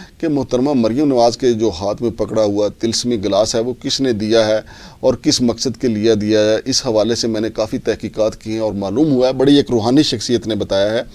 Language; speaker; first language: Urdu; native; Urdu